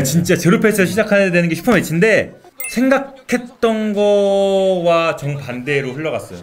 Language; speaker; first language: Korean; native; Korean